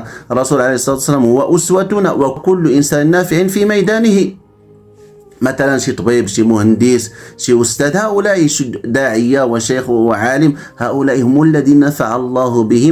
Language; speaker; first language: Arabic; native; Arabic